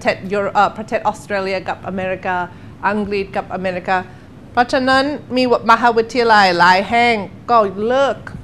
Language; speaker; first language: Thai; non-native, learner; English